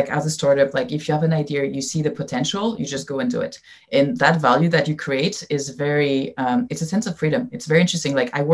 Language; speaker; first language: English; non-native, fluent; French